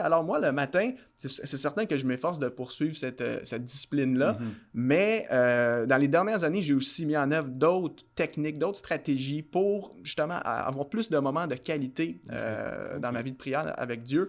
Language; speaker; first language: French; native; French